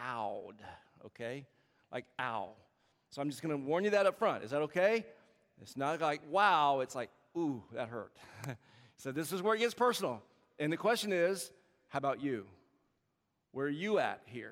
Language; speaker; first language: English; native; English